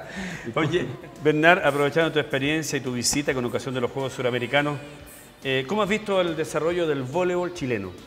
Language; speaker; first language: Spanish; native; Spanish